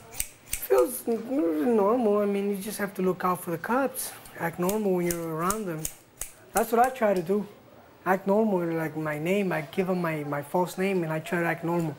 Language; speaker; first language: English; early bilingual, other home language; Spanish